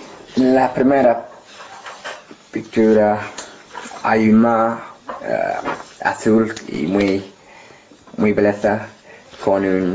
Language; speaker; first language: Spanish; non-native, learner; English